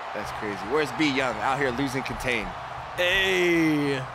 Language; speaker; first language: English; native; English